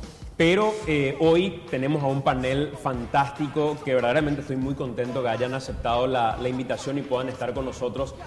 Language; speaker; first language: Spanish; native; Spanish